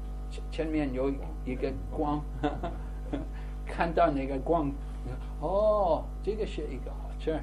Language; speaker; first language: Chinese; non-native, fluent; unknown